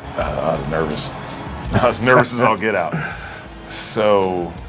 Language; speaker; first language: English; native; English